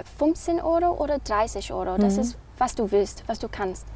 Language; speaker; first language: German; non-native, learner; English